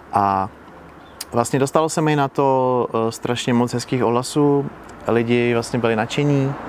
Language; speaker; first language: Czech; native; Czech